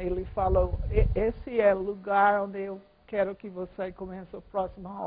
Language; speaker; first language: Portuguese; non-native, learner; English